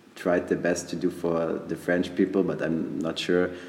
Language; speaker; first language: English; non-native, fluent; German